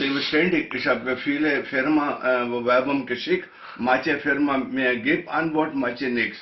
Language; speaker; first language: German; non-native, learner; Urdu